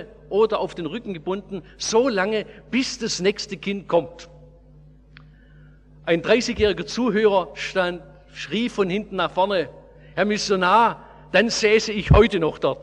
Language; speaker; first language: German; native; German